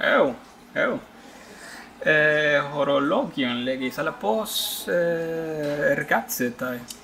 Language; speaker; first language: Greek; non-native, fluent; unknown